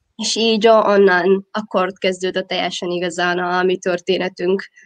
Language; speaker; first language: Hungarian; non-native, fluent; Somali